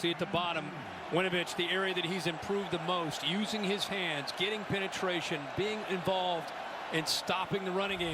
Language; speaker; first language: English; native; English